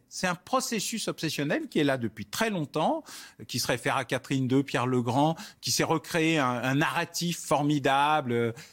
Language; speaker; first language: French; native; French